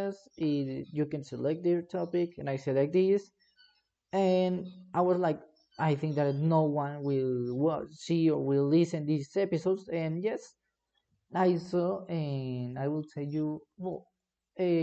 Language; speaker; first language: English; non-native, learner; Spanish